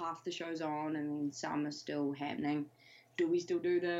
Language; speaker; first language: English; native; English